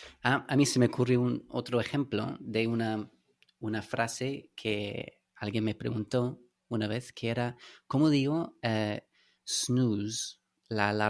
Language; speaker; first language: Spanish; non-native, fluent; English